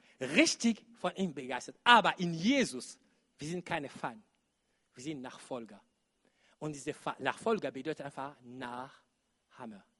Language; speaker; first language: German; non-native, fluent; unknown